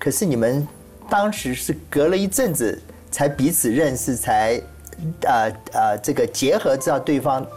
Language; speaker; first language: Chinese; native; Chinese